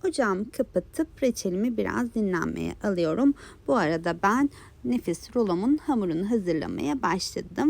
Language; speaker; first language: Turkish; native; Turkish